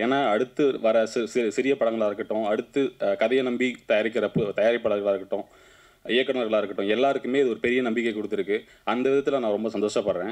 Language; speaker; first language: Tamil; native; Tamil